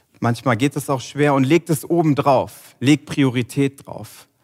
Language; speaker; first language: German; native; German